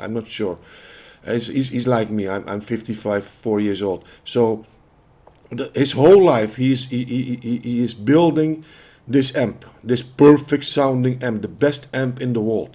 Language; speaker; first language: English; non-native, fluent; Dutch